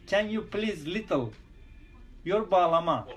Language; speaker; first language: English; non-native, learner; Turkish